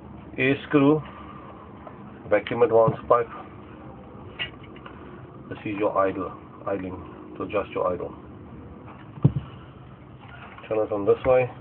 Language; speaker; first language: English; native; English